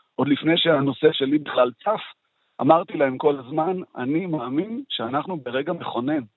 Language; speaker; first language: Hebrew; native; Hebrew